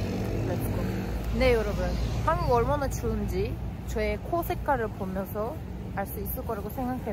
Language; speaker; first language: Korean; non-native, fluent; Turkish